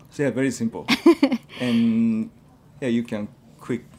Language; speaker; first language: English; non-native, fluent; Japanese